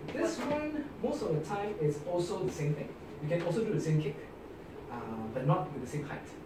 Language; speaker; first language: English; non-native, local second language; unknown